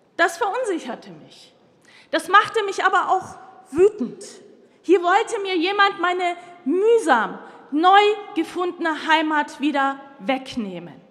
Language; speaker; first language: German; early bilingual, other home language; Turkish